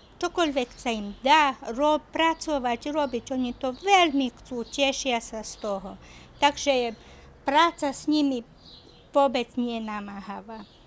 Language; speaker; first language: Slovak; native; Slovak